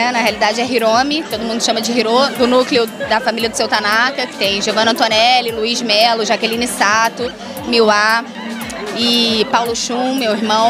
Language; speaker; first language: Portuguese; native; Portuguese